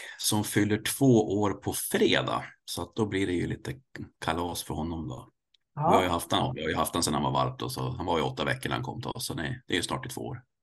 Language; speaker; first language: Swedish; native; Swedish